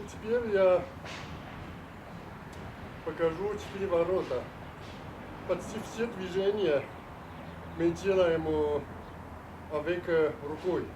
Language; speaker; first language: Russian; non-native, learner; Chinese